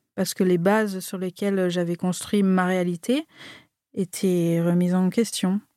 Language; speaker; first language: French; native; French